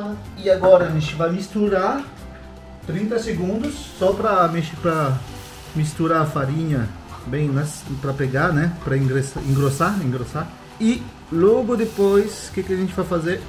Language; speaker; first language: Portuguese; non-native, fluent; French